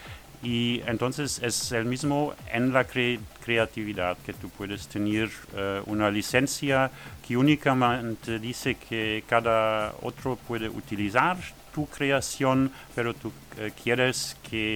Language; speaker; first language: Spanish; non-native, learner; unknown